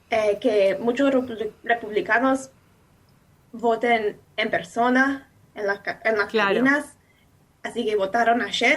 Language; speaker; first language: Spanish; non-native, fluent; English